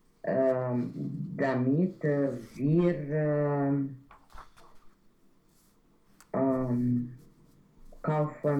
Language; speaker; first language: German; non-native, learner; Romanian